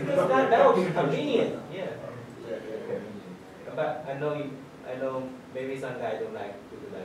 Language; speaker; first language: English; non-native, fluent; Chinese